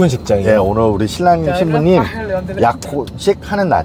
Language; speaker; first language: Korean; native; Korean